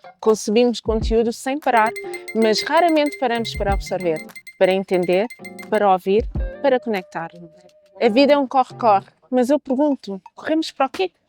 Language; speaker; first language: Portuguese; native; Portuguese